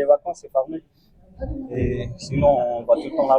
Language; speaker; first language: French; non-native, fluent; Persian